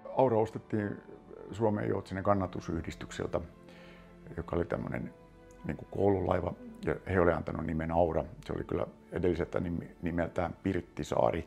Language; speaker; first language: Finnish; native; Finnish